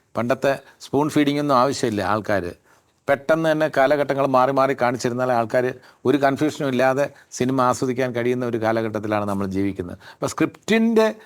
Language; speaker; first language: Malayalam; native; Malayalam